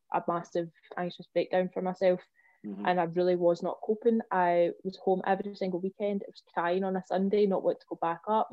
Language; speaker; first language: English; native; English